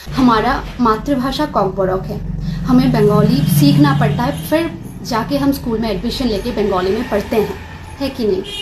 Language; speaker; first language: Hindi; non-native, local second language; Kok Borok